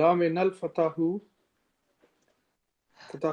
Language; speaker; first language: Arabic; non-native, learner; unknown